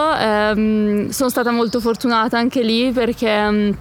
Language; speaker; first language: Italian; native; Italian